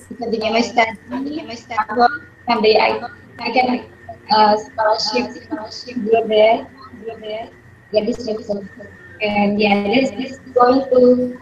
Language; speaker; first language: English; non-native, learner; Indonesian